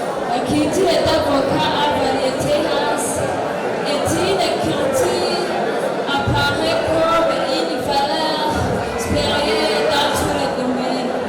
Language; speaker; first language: French; non-native, local second language; Rundi